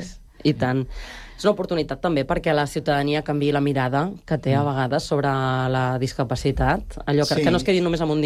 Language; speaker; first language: Catalan; native; Catalan